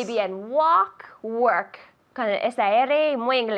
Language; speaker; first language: Spanish; non-native, fluent; English